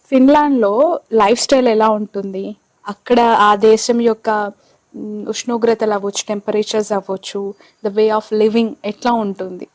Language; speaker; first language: Telugu; native; Telugu